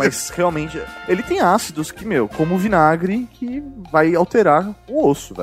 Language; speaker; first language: Portuguese; native; Portuguese